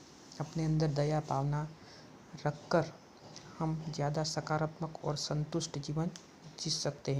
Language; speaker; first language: Hindi; native; Hindi